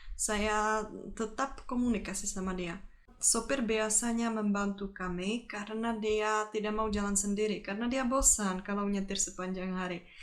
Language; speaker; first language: Indonesian; non-native, fluent; Czech